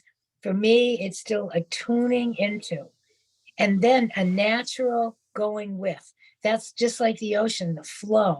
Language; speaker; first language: English; native; English